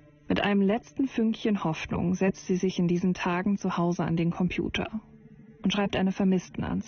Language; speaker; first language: German; native; German